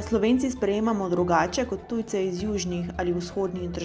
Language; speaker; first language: Slovenian; native; Slovenian